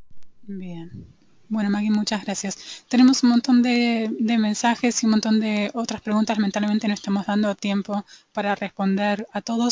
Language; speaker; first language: Spanish; native; Spanish